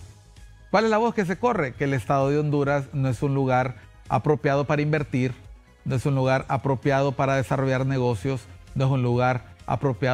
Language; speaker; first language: Spanish; native; Spanish